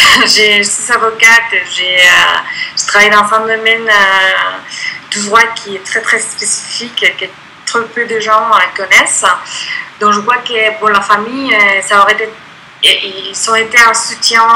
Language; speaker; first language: French; non-native, fluent; Spanish